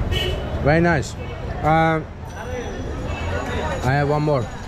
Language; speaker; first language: English; non-native, fluent; Azerbaijani